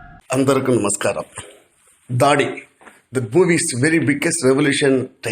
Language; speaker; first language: Telugu; non-native, learner; Tamil